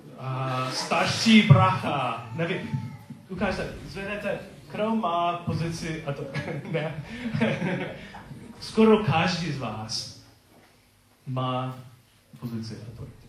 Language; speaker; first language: Czech; non-native, learner; English